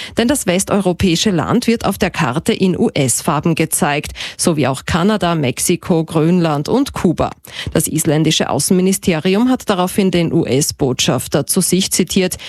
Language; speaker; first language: German; native; German